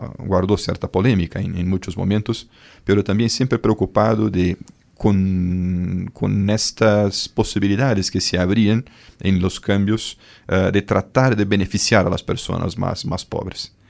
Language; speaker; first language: Spanish; non-native, fluent; Portuguese